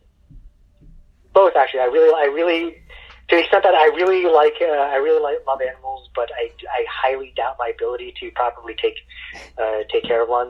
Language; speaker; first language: English; native; English